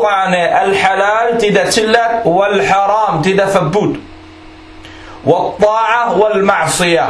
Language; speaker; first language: Danish; non-native, fluent; Arabic